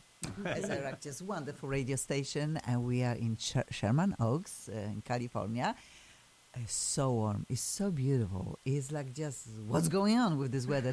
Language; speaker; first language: English; non-native, fluent; Polish